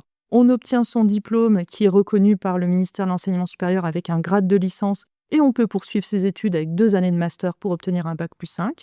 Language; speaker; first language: French; native; French